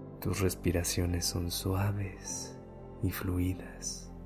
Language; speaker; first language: Spanish; native; Spanish